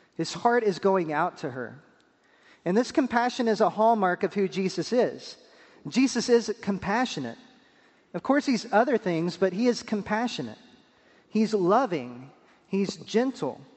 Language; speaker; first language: English; native; English